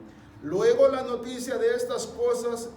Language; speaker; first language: Spanish; native; Spanish